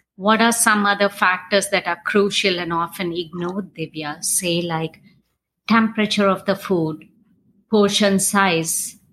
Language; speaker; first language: English; non-native, local second language; Tamil